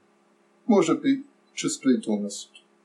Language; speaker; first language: Russian; non-native, learner; English